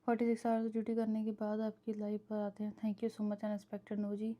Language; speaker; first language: Hindi; non-native, local second language; Punjabi